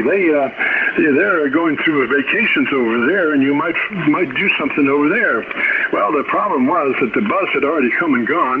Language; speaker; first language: English; native; English